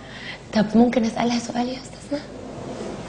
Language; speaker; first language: Arabic; native; Arabic